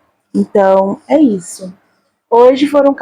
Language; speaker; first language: Portuguese; native; Portuguese